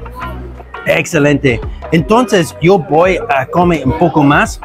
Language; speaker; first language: Spanish; non-native, learner; English